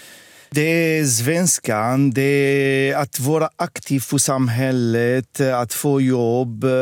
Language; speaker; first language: Swedish; non-native, fluent; Arabic